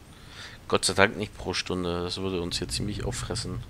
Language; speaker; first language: German; native; German